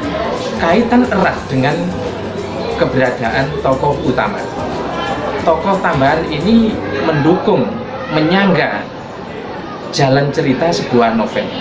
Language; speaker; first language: Indonesian; native; Indonesian